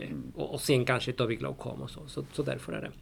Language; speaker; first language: Swedish; non-native, fluent; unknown